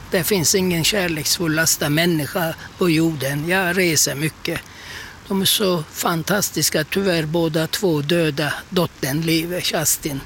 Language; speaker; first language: Swedish; non-native, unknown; Turkish